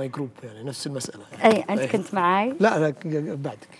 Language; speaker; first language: Arabic; native; Arabic